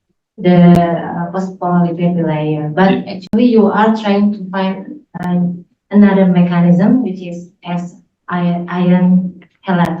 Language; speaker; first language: English; non-native, fluent; Indonesian